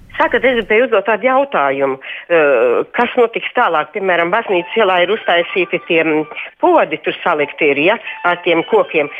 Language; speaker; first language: Latvian; native; Latvian